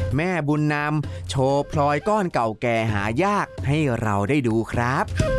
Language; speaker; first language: Thai; native; Thai